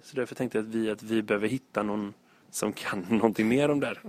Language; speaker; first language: Swedish; native; Swedish